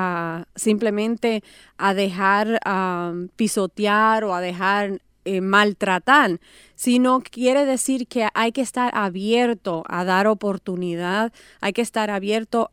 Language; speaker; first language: Spanish; native; Spanish